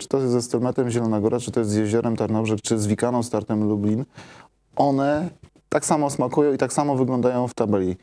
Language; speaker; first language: Polish; native; Polish